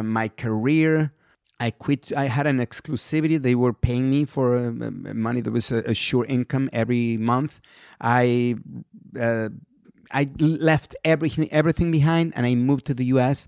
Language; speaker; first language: English; non-native, fluent; Spanish